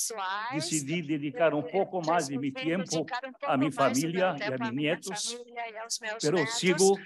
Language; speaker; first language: Portuguese; early bilingual, other home language; German